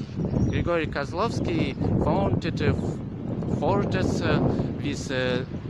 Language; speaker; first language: English; non-native, learner; Russian